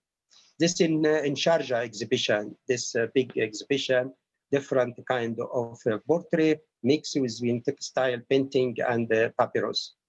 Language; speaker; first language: English; non-native, learner; Arabic